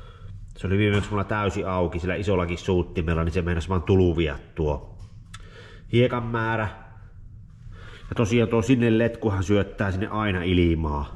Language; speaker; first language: Finnish; native; Finnish